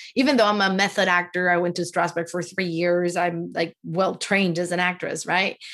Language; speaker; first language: English; non-native, fluent; Spanish